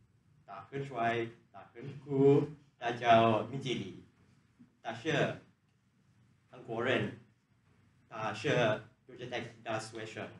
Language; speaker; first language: Chinese; non-native, learner; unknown